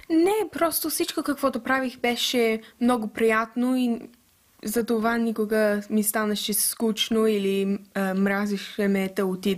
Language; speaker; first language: Bulgarian; early bilingual, heritage; English